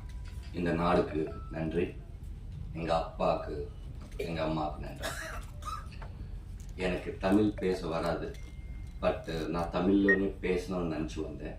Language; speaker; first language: Tamil; non-native, learner; Telugu